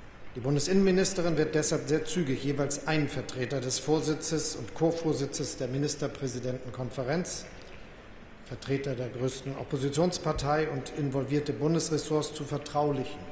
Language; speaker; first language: German; native; German